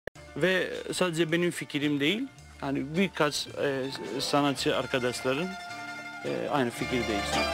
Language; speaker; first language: Turkish; non-native, fluent; Greek